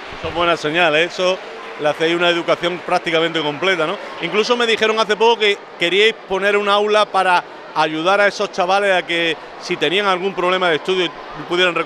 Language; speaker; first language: Spanish; native; Spanish